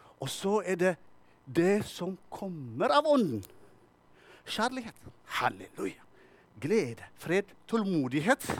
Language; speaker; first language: Norwegian; non-native, fluent; Tigrinya